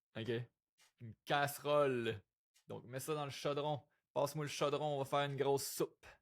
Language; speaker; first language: French; native; French